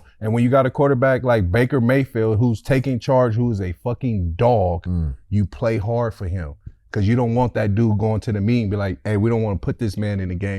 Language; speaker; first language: English; native; English